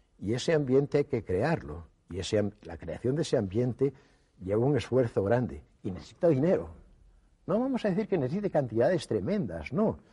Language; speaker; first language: Spanish; native; Spanish